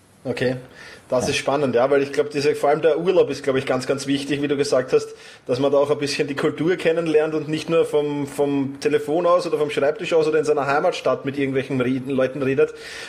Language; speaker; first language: German; native; German